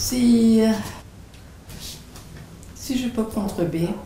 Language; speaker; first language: French; non-native, fluent; Swedish